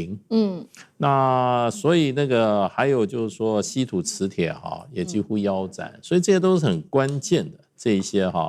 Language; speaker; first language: Chinese; native; Chinese